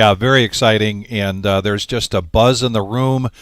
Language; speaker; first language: English; native; English